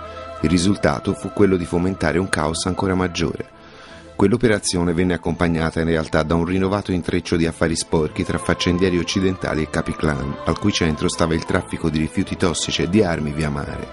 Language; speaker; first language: Italian; native; Italian